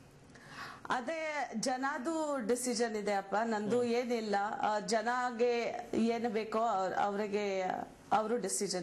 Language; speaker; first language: Kannada; non-native, learner; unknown